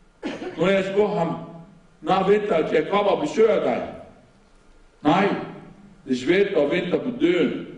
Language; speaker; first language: Danish; non-native, fluent; Arabic